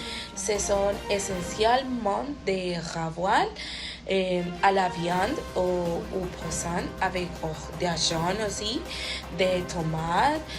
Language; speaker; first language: French; non-native, learner; Spanish